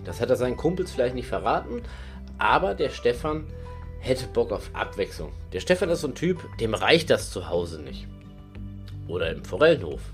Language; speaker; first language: German; native; German